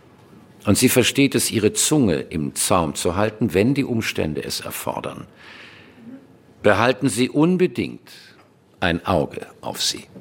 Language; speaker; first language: German; native; German